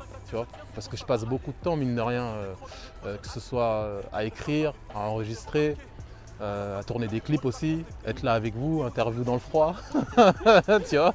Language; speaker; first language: French; native; French